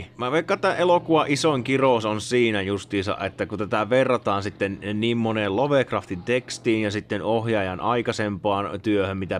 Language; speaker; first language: Finnish; native; Finnish